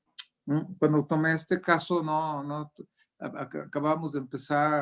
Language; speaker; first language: Spanish; native; Spanish